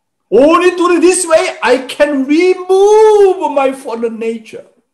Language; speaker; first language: English; non-native, fluent; Korean